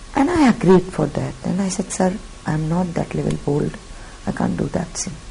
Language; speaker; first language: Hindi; non-native, local second language; Bangla